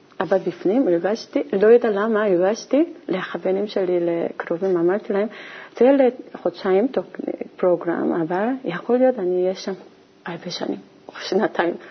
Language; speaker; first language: Hebrew; non-native, learner; Korean